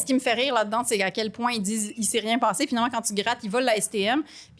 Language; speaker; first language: French; native; French